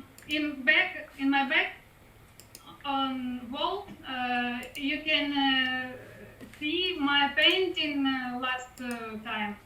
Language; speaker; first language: English; non-native, learner; Russian